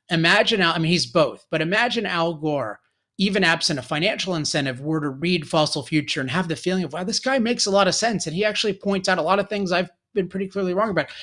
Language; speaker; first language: English; native; English